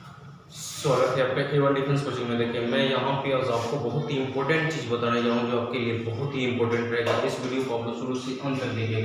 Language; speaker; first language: Hindi; native; Hindi